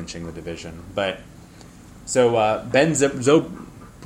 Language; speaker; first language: English; native; English